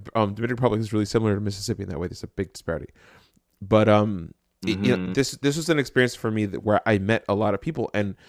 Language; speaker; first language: English; native; English